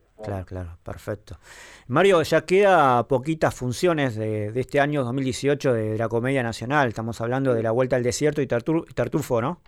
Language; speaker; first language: Spanish; native; Spanish